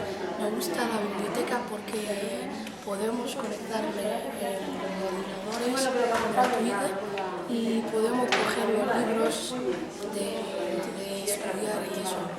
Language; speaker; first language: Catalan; early bilingual, other home language; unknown